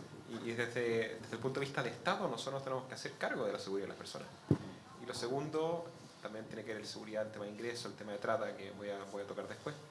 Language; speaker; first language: Spanish; native; Spanish